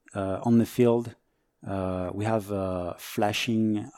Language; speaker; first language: English; non-native, fluent; French